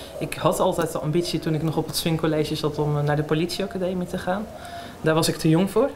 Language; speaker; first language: Dutch; native; Dutch